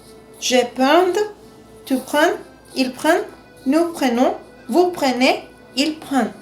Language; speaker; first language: French; non-native, learner; Spanish